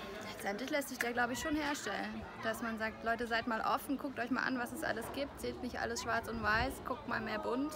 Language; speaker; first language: German; native; German